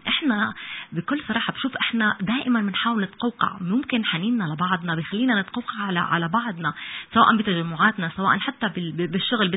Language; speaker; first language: Arabic; native; Arabic